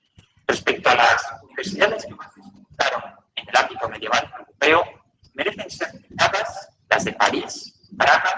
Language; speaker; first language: Spanish; native; Spanish